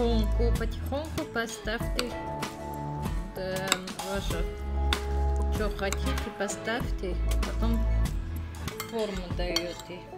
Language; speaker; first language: Russian; non-native, learner; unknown